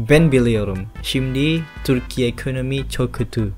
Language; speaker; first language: Turkish; non-native, learner; Indonesian